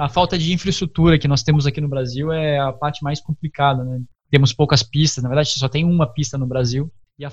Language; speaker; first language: Portuguese; native; Portuguese